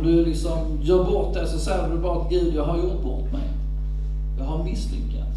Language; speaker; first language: Swedish; native; Swedish